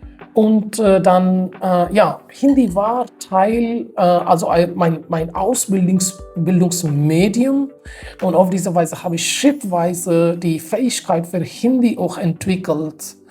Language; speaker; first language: German; non-native, fluent; Haryanvi